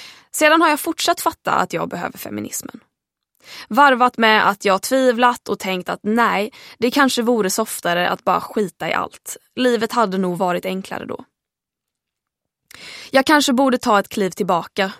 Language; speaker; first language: Swedish; early bilingual, heritage; Swedish